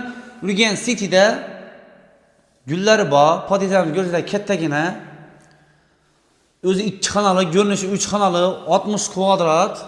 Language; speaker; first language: Uzbek; native; Uzbek